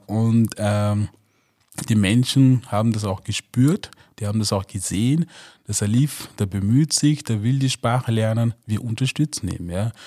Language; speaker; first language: German; non-native, fluent; Mossi